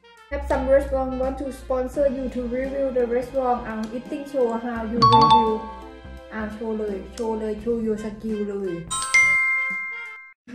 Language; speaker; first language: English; non-native, learner; Thai